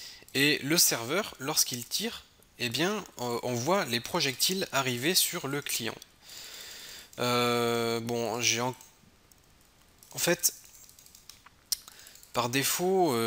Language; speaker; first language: French; native; French